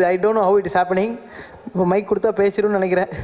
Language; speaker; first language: Tamil; native; Tamil